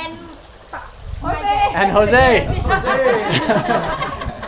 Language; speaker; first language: English; non-native, learner; Indonesian